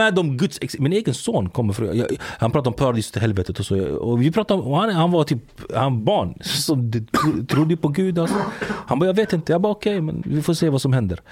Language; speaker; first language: Swedish; early bilingual, other home language; Arabic